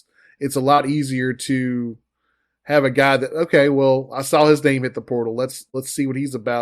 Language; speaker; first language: English; native; English